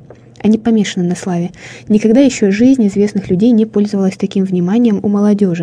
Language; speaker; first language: Russian; native; Russian